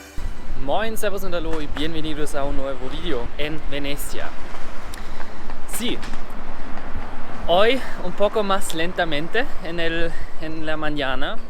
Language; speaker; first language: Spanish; non-native, learner; German